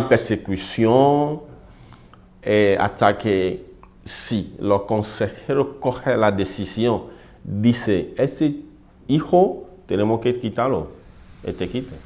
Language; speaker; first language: Spanish; non-native, learner; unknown